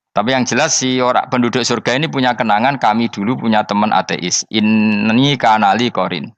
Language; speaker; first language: Malay; non-native, local second language; Javanese